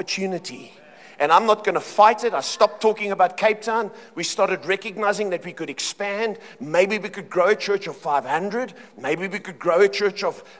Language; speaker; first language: English; native; English